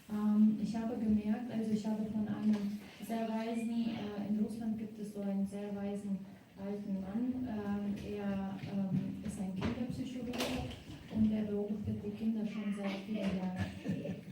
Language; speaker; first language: German; non-native, fluent; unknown